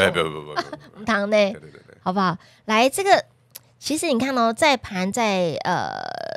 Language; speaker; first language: Chinese; native; Chinese